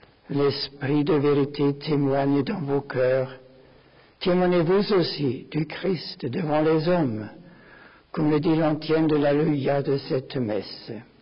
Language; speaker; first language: French; non-native, fluent; German